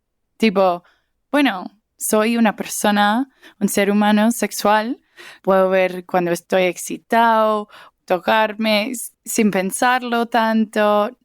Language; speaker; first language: Spanish; early bilingual, heritage; English